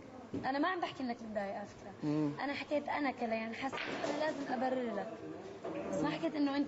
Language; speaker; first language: Arabic; native; Arabic